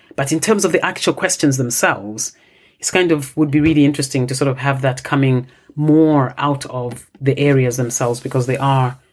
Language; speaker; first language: English; non-native, local second language; Bemba